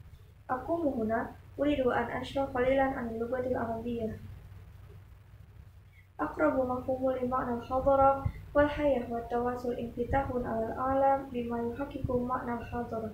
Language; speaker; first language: Arabic; non-native, learner; Indonesian